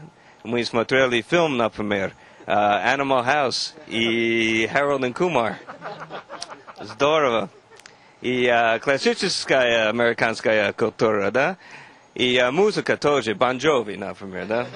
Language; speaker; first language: Russian; non-native, fluent; English